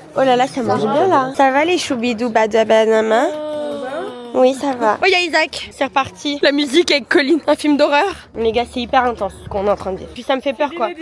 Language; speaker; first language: French; native; French